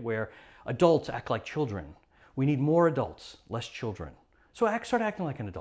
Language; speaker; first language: English; native; English